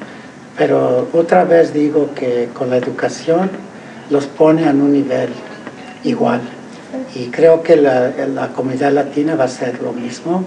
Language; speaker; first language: Spanish; early bilingual, heritage; Spanish